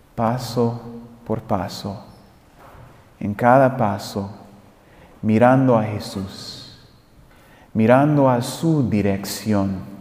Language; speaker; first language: Spanish; non-native, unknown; English